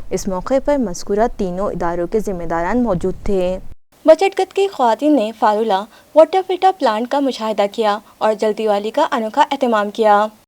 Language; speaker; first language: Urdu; native; Urdu